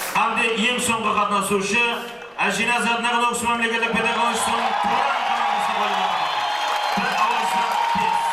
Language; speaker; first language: Uzbek; non-native, local second language; Kara-Kalpak